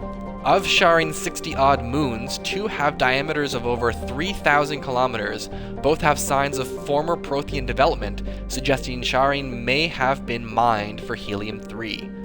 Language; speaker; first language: English; native; English